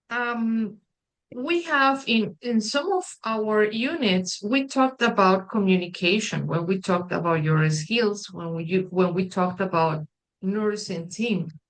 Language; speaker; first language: English; non-native, fluent; Spanish